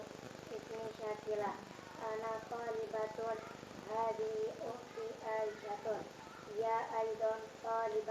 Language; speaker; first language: Arabic; non-native, learner; Indonesian